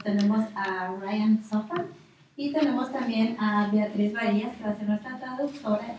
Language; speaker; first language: Spanish; native; Spanish